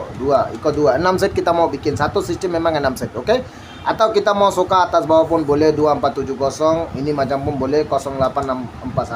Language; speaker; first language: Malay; non-native, learner; Bangla